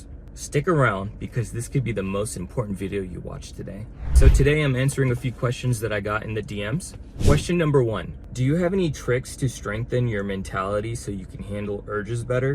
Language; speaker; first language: English; native; English